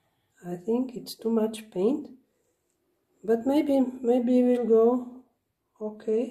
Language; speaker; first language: English; non-native, learner; Slovenian